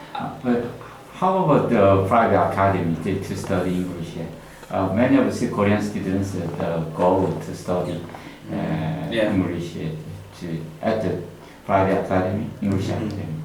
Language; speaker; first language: English; non-native, learner; Korean